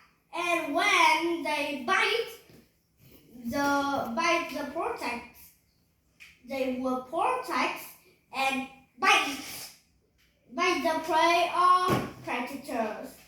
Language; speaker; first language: English; non-native, learner; Vietnamese